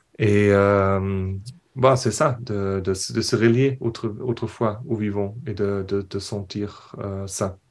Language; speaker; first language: French; non-native, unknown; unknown